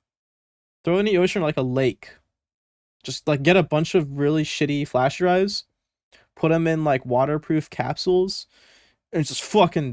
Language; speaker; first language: English; native; English